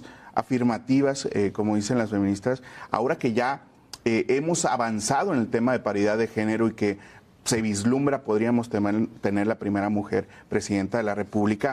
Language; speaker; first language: Spanish; native; Spanish